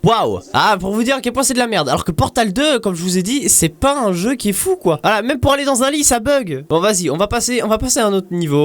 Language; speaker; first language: French; native; French